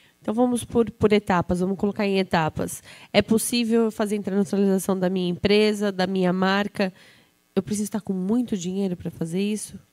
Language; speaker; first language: Portuguese; native; Portuguese